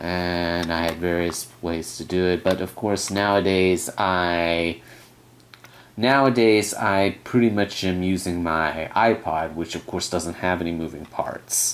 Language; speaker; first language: English; native; English